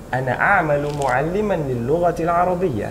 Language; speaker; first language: Arabic; non-native, fluent; Malay